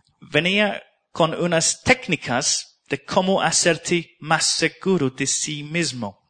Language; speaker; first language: Spanish; non-native, learner; English